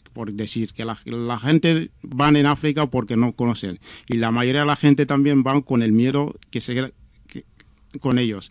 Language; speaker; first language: Spanish; non-native, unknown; Wolof